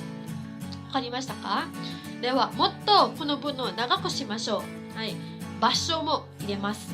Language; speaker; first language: Japanese; non-native, fluent; Cebuano